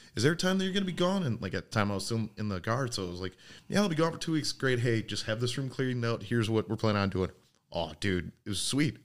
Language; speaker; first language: English; native; English